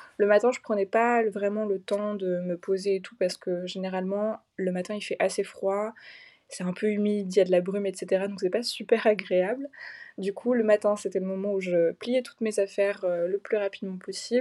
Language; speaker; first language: French; native; French